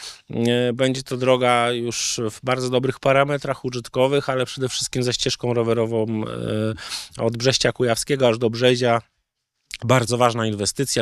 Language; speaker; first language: Polish; native; Polish